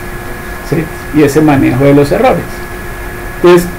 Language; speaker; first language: Spanish; native; Spanish